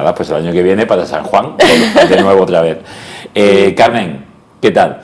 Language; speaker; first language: Spanish; native; Spanish